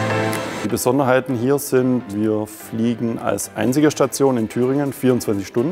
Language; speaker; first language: German; native; German